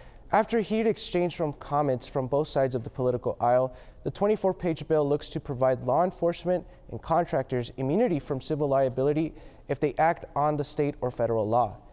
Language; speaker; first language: English; early bilingual, other home language; Spanish